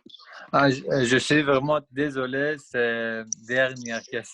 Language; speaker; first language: French; non-native, learner; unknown